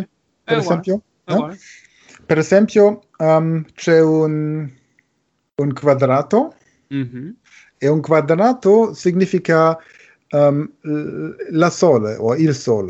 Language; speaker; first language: Italian; non-native, learner; German